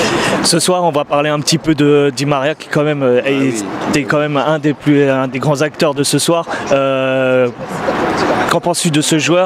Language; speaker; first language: French; native; French